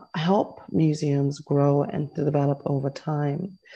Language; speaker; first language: English; native; English